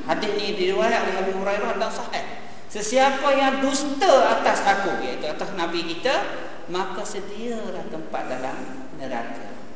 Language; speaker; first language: Malay; early bilingual, heritage; Arabic